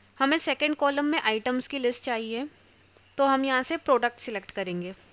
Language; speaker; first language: Hindi; native; Hindi